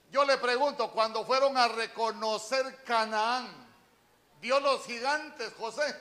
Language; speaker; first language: Spanish; native; Spanish